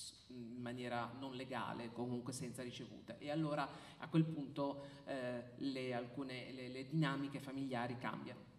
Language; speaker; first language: Italian; native; Italian